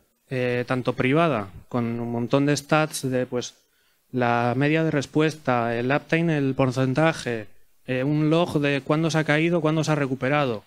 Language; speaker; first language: Spanish; native; Spanish